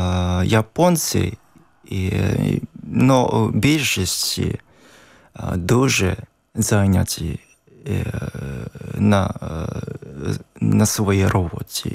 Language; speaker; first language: Ukrainian; non-native, learner; Japanese